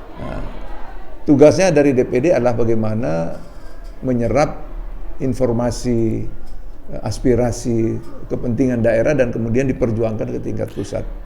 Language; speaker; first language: Indonesian; native; Indonesian